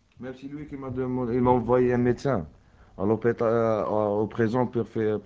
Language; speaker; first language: French; non-native, learner; Arabic